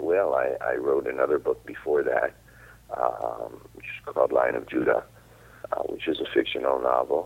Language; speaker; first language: English; non-native, fluent; Hebrew